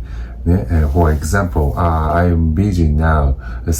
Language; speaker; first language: English; non-native, learner; Japanese